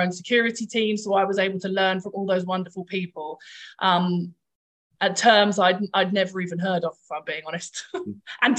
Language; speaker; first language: English; native; English